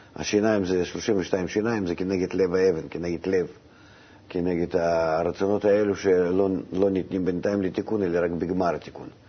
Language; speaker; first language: Hebrew; non-native, fluent; Russian